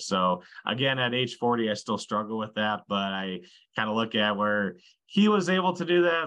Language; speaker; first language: English; native; English